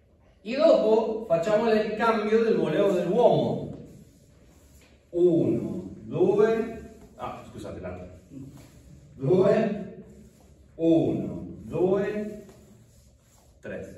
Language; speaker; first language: Italian; non-native, fluent; Spanish